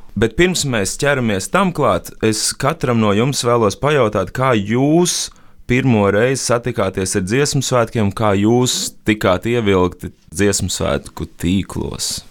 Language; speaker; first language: Latvian; native; Latvian